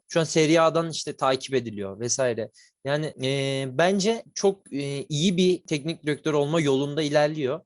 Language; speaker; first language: Turkish; native; Turkish